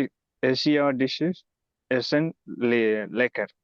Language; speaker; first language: German; non-native, learner; Tamil